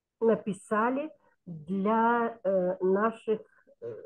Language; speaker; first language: Russian; non-native, local second language; Kyrgyz